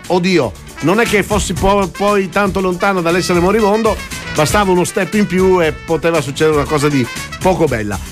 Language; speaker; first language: Italian; native; Italian